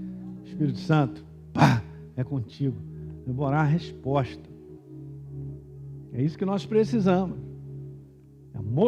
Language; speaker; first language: Portuguese; native; Portuguese